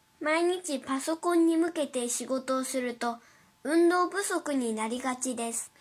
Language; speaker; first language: Japanese; non-native, learner; Chinese